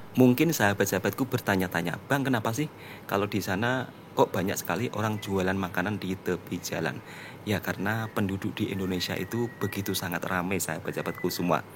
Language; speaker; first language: Indonesian; native; Indonesian